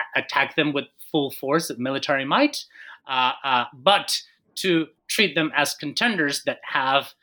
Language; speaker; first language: English; non-native, fluent; Spanish